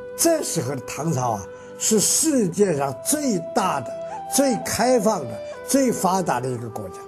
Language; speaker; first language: Chinese; native; Chinese